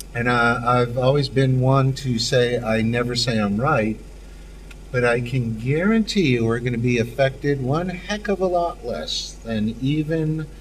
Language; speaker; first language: English; native; English